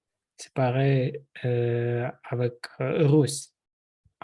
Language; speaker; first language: French; non-native, learner; Russian